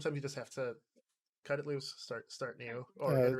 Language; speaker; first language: English; native; English